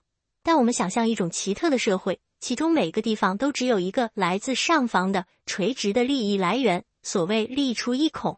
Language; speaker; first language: Chinese; native; Chinese